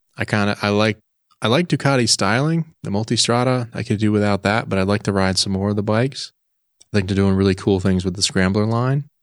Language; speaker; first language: English; native; English